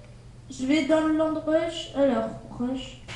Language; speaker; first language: French; native; French